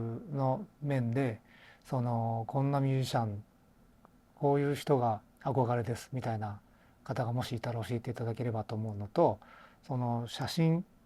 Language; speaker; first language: Japanese; native; Japanese